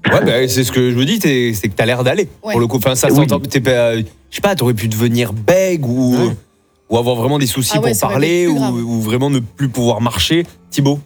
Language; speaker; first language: French; native; French